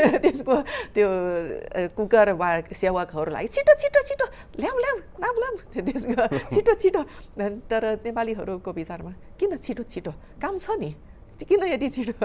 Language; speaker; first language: Nepali; non-native, fluent; Chinese